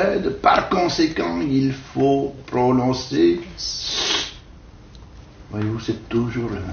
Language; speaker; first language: French; native; French